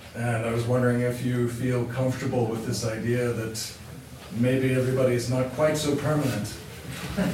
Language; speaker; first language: English; native; English